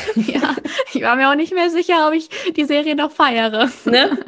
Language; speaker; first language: German; native; German